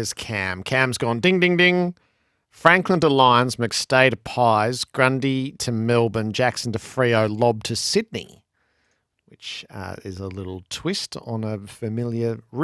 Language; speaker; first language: English; native; English